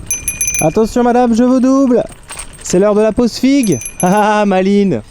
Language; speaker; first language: French; native; French